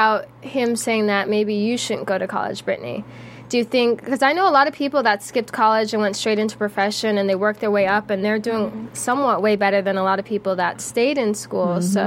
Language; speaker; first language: English; native; English